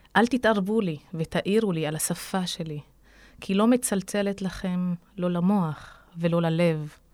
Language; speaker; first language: Hebrew; non-native, local second language; Arabic